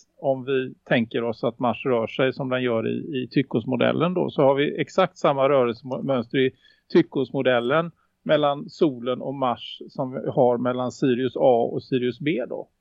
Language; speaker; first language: Swedish; native; Swedish